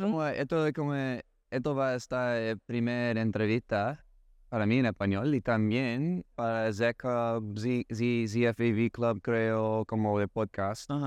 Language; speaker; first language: Spanish; non-native, learner; English